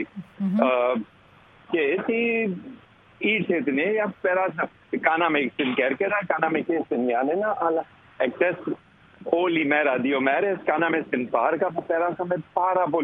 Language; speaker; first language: Greek; non-native, learner; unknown